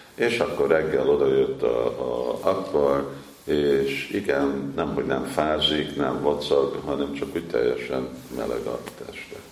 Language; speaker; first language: Hungarian; early bilingual, heritage; Hungarian